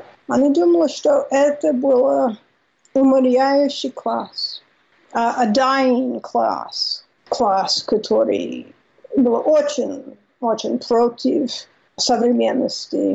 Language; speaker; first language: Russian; non-native, fluent; English